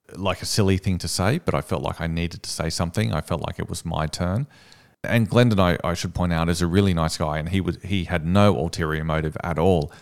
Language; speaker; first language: English; native; English